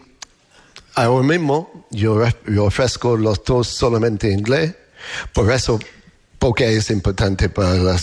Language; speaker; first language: Spanish; non-native, learner; English